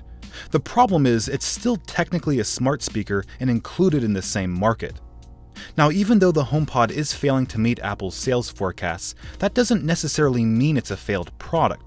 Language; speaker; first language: English; native; English